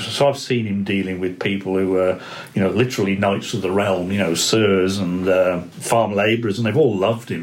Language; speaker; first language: English; native; English